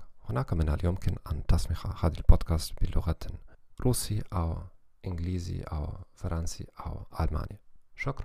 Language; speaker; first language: Arabic; non-native, learner; German